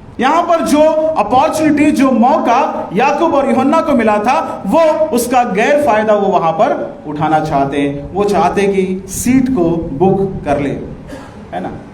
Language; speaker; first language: Hindi; non-native, local second language; Marathi